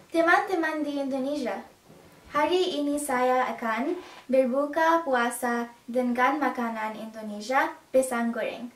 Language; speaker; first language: Indonesian; non-native, learner; English